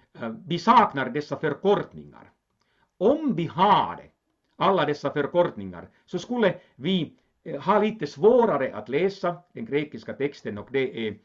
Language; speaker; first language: Swedish; non-native, local second language; Finnish